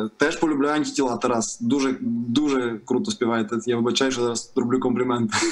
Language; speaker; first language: Ukrainian; non-native, local second language; Russian